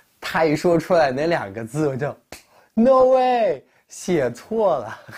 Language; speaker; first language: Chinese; non-native, fluent; Russian